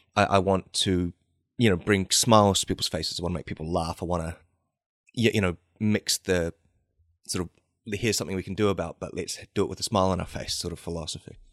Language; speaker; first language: English; native; English